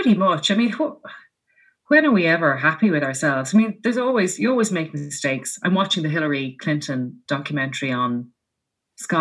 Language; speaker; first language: English; native; English